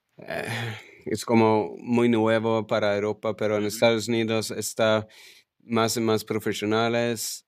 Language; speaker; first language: Spanish; non-native, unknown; Finnish